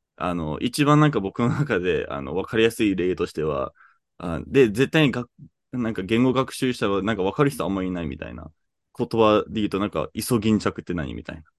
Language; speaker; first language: Japanese; non-native, fluent; English